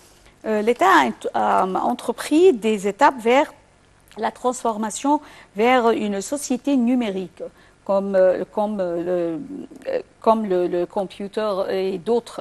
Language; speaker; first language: French; non-native, fluent; Arabic